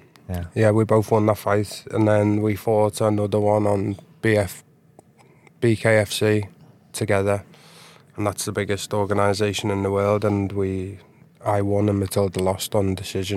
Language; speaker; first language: English; native; English